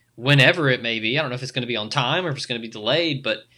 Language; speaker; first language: English; native; English